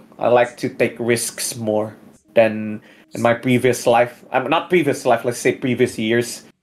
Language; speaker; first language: English; early bilingual, other home language; Indonesian